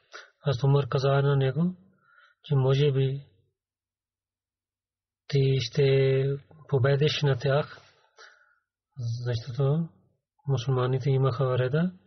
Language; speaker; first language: Bulgarian; non-native, learner; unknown